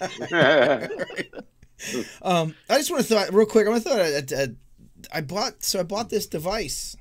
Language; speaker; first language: English; native; English